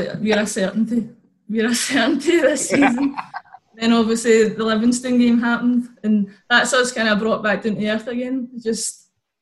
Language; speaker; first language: English; native; English